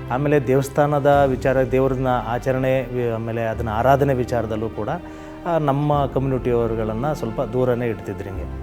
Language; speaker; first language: Kannada; native; Kannada